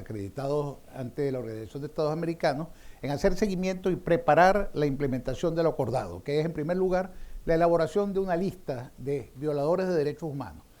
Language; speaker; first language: Spanish; native; Spanish